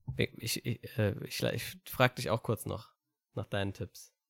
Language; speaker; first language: German; native; German